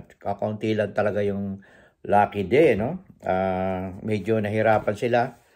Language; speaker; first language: Filipino; native; Filipino